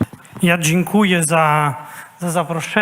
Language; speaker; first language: Polish; non-native, fluent; Italian